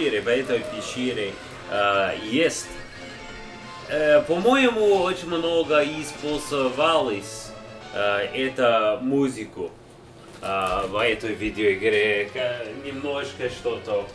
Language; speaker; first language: Russian; non-native, learner; English